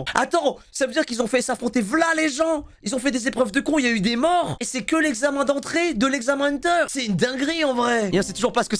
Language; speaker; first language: French; native; French